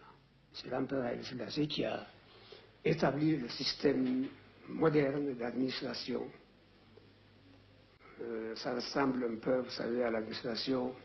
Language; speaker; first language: French; non-native, fluent; Amharic